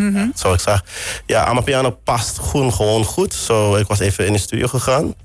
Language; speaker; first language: Dutch; non-native, local second language; Papiamento